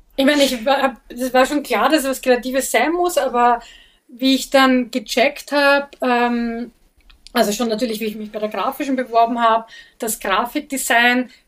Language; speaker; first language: German; native; German